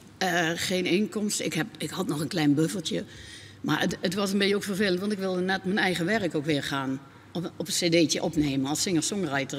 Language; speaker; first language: Dutch; native; Dutch